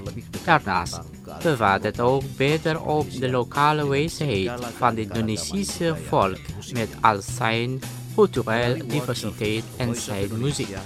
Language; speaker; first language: Dutch; non-native, fluent; Indonesian